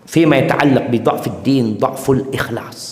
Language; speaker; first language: Arabic; non-native, fluent; Indonesian